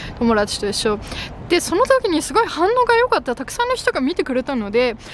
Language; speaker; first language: Japanese; non-native, fluent; German